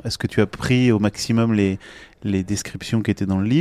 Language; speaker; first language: French; native; French